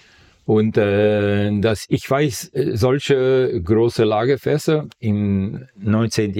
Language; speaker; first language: German; non-native, fluent; Dutch